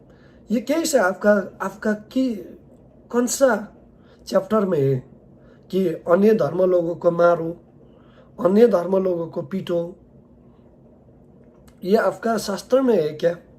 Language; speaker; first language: Hindi; non-native, learner; Nepali